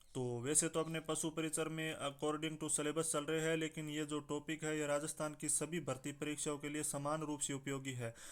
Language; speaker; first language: Hindi; native; Hindi